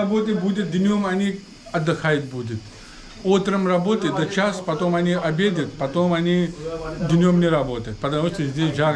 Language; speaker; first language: Russian; non-native, learner; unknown